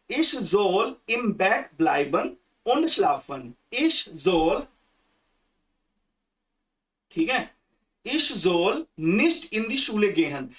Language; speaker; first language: German; non-native, local second language; Hindi